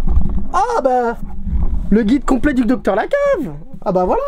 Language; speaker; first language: French; native; French